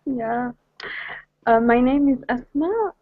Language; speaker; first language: English; non-native, learner; Arabic